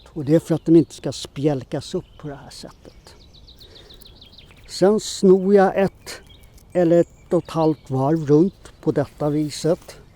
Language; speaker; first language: Swedish; native; Swedish